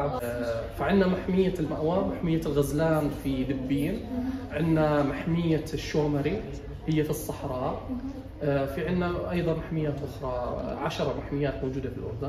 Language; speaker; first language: Arabic; native; Arabic